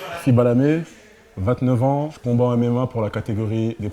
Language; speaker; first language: French; native; French